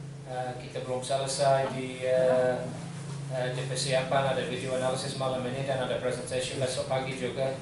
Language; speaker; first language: Indonesian; non-native, learner; English